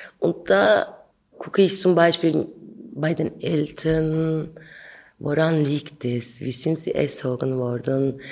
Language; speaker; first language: German; non-native, fluent; Turkish